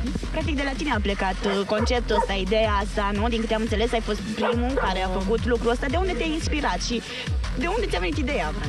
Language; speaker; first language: Romanian; native; Romanian